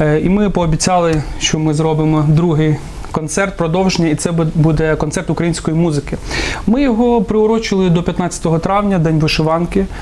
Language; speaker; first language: Ukrainian; non-native, local second language; Russian